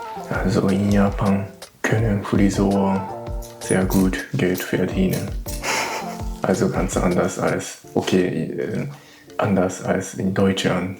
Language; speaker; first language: German; non-native, learner; Japanese